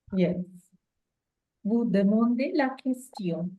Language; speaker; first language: French; non-native, fluent; English